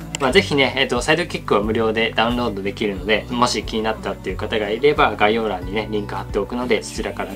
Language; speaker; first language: Japanese; native; Japanese